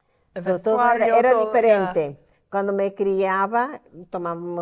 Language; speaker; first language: Spanish; early bilingual, heritage; Spanish